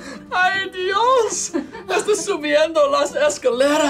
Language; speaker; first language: Spanish; non-native, learner; English